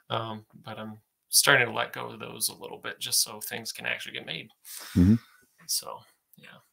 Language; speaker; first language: English; native; English